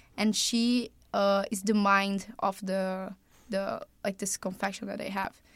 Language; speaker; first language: English; non-native, fluent; Portuguese